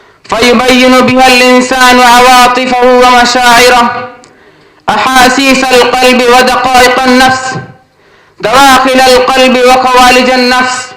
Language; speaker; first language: Arabic; non-native, learner; Urdu